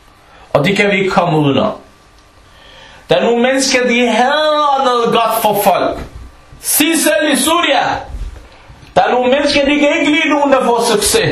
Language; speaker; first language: Danish; non-native, fluent; Arabic